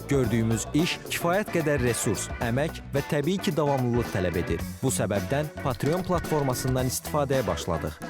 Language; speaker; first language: Azerbaijani; native; Azerbaijani